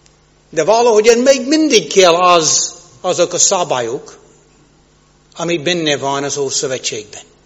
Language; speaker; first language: Hungarian; non-native, fluent; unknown